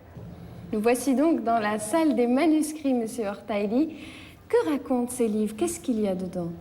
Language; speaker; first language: French; native; French